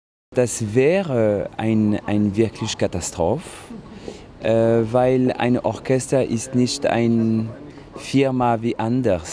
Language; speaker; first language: German; non-native, learner; French